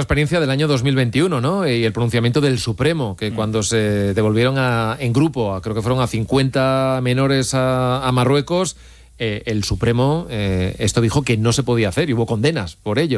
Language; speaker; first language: Spanish; native; Spanish